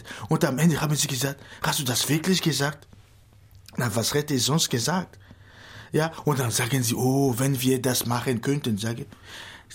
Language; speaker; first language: German; non-native, fluent; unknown